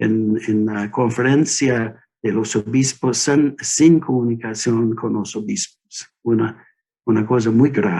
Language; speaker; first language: Spanish; non-native, learner; English